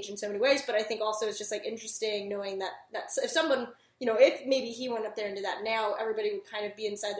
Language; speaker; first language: English; native; English